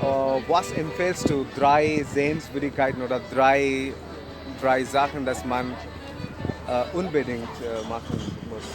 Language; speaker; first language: German; non-native, fluent; Hindi